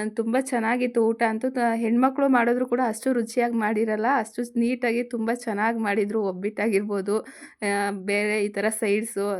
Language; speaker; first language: Kannada; non-native, local second language; Lambadi